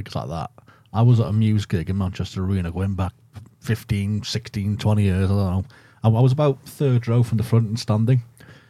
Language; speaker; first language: English; native; English